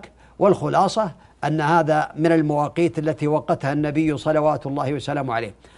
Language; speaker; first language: Arabic; native; Arabic